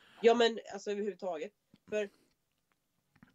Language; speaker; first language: Swedish; native; Swedish